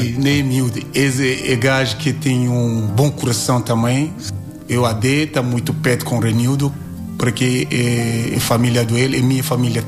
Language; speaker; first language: Portuguese; non-native, learner; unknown